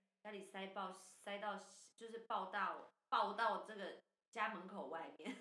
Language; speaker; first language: Chinese; native; Chinese